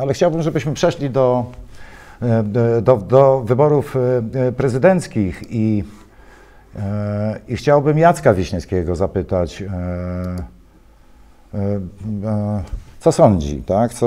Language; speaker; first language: Polish; native; Polish